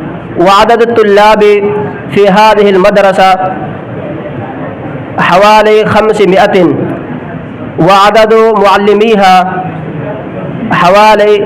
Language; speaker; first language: Arabic; non-native, learner; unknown